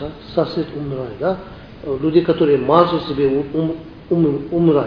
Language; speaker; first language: Russian; non-native, learner; Tibetan